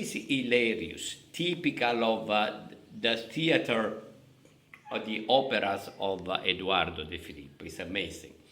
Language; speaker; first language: English; non-native, fluent; Italian